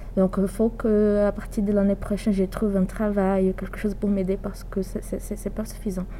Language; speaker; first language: French; non-native, fluent; Portuguese